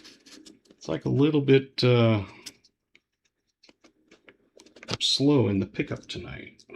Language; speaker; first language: English; native; English